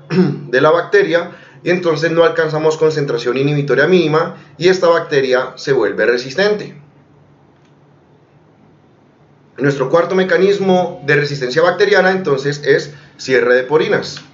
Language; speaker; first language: Spanish; native; Spanish